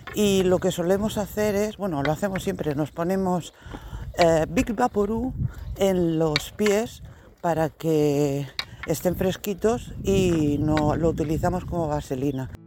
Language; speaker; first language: Spanish; native; Spanish